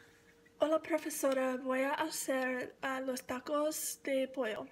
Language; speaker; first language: Spanish; non-native, learner; English